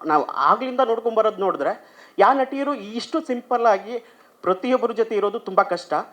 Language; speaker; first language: Kannada; native; Kannada